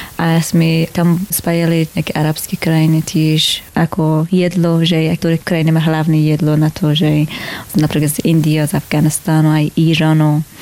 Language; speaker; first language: Slovak; non-native, learner; Persian